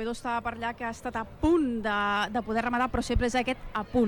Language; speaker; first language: Catalan; native; Catalan